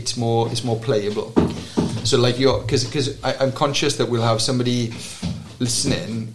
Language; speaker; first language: English; native; English